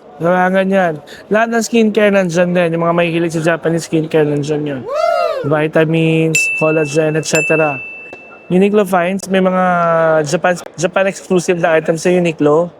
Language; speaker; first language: Filipino; native; Filipino